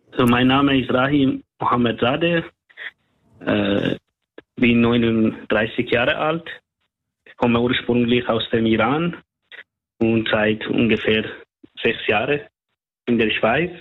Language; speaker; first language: German; non-native, fluent; Persian